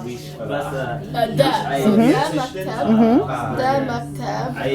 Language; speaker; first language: Arabic; non-native, learner; English